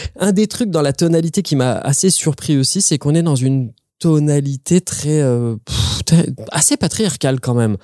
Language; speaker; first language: French; native; French